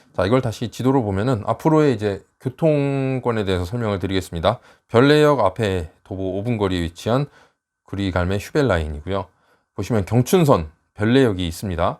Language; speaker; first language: Korean; native; Korean